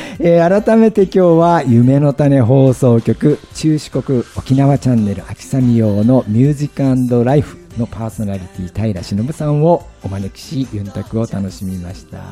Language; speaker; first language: Japanese; native; Japanese